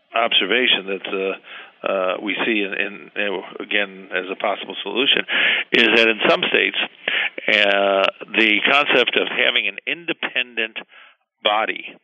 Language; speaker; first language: English; early bilingual, heritage; Spanish